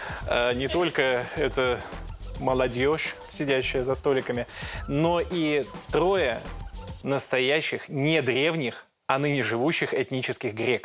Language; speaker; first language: Russian; native; Russian